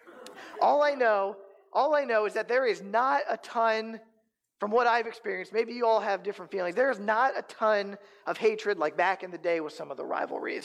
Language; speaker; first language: English; native; English